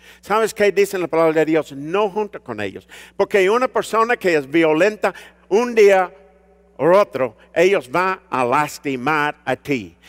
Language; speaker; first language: Spanish; early bilingual, heritage; Spanish